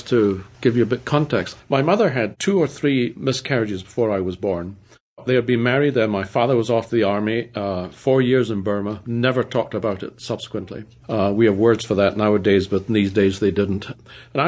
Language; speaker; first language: English; native; English